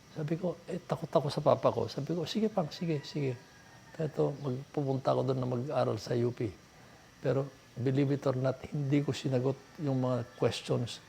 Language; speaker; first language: Filipino; non-native, local second language; Iloko